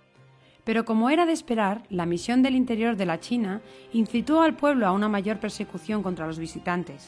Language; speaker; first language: Spanish; native; Spanish